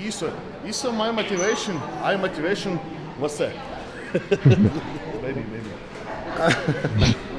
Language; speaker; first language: Portuguese; non-native, learner; Russian